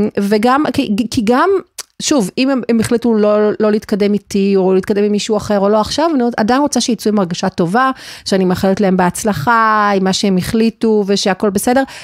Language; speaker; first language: Hebrew; native; Hebrew